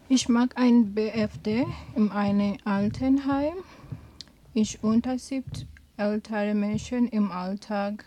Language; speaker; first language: German; non-native, learner; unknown